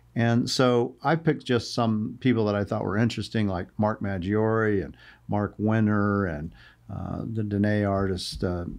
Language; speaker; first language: English; native; English